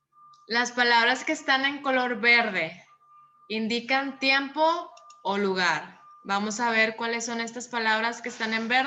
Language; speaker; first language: Spanish; native; Spanish